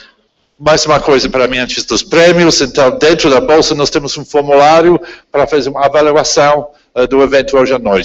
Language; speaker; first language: Portuguese; non-native, fluent; English